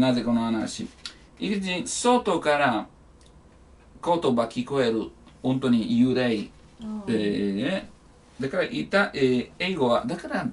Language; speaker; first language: Japanese; non-native, learner; Italian